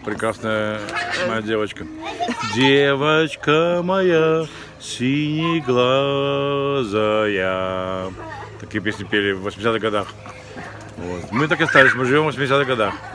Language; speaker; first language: Russian; native; Russian